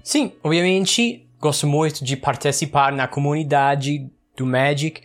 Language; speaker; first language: Portuguese; non-native, learner; English